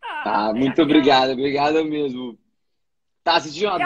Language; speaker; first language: Portuguese; native; Portuguese